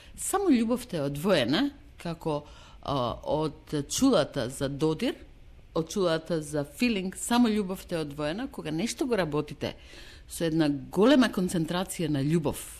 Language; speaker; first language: Macedonian; native; Macedonian